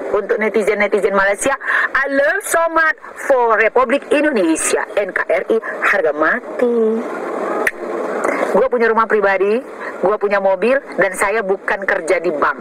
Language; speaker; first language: Indonesian; native; Indonesian